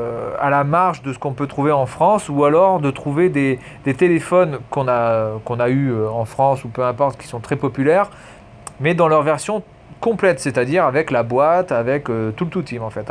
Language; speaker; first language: French; native; French